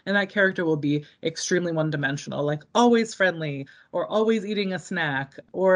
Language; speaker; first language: English; native; English